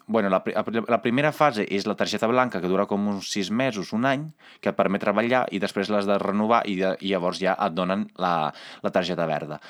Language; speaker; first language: Catalan; non-native, fluent; Italian